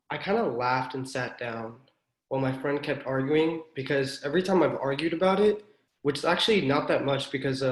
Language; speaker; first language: English; native; English